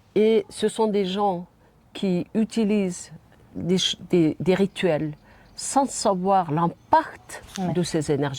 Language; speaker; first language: French; non-native, fluent; Mongolian